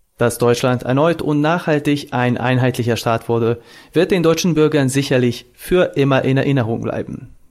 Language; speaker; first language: German; non-native, fluent; Serbian